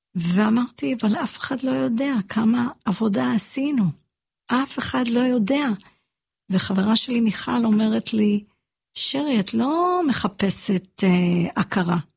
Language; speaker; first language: Hebrew; early bilingual, other home language; English